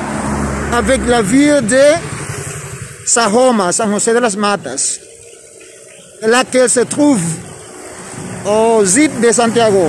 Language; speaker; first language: French; non-native, fluent; Spanish